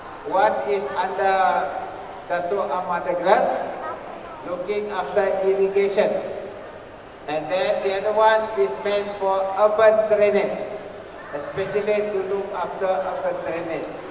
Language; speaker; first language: English; non-native, local second language; Malay